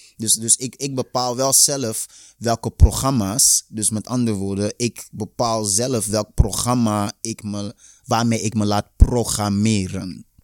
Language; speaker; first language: Dutch; early bilingual, other home language; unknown